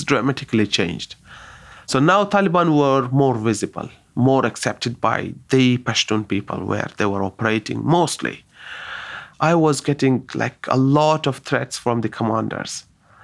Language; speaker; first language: English; non-native, local second language; Hazaragi